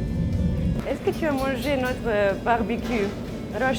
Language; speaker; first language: French; non-native, learner; Serbian